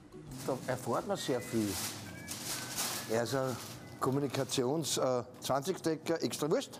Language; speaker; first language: German; native; German